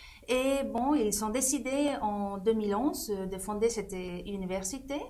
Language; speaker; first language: French; non-native, fluent; Spanish